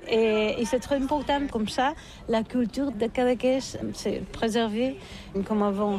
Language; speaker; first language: French; non-native, local second language; Catalan